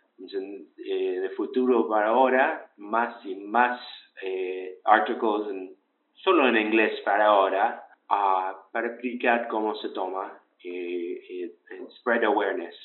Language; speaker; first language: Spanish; early bilingual, heritage; English